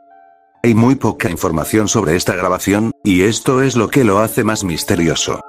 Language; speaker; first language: Spanish; native; Spanish